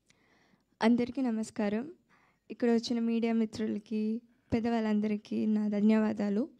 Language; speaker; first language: Telugu; non-native, fluent; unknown